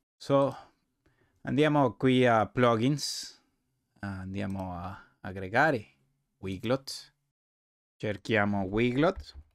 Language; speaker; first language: Italian; non-native, learner; Spanish